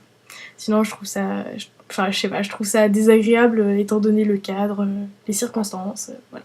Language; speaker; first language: French; early bilingual, other home language; Vietnamese